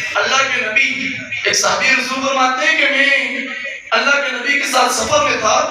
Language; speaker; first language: Urdu; non-native, local second language; Punjabi